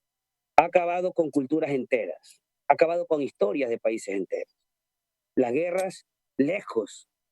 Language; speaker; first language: Spanish; native; Spanish